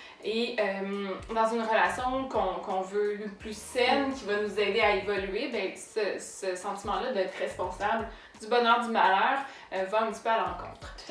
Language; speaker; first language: French; native; French